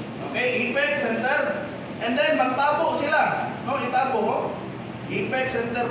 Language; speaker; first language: Cebuano; native; Cebuano